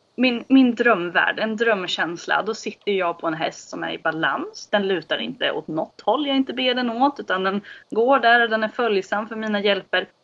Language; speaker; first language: Swedish; native; Swedish